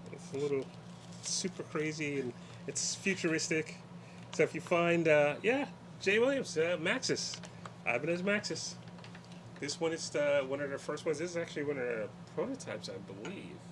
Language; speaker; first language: English; native; English